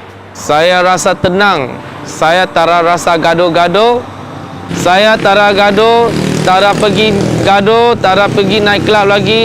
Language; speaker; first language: Indonesian; non-native, local second language; Chinese